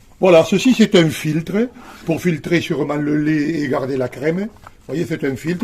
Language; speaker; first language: French; native; French